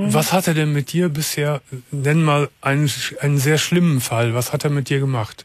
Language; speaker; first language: German; native; German